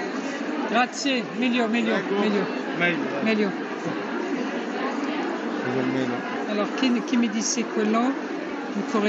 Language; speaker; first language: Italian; non-native, learner; French